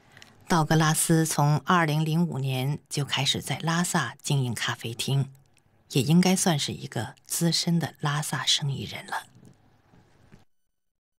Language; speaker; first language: Chinese; native; Chinese